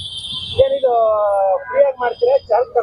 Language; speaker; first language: Kannada; native; Kannada